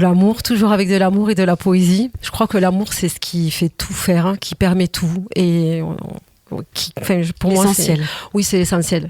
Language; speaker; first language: French; native; French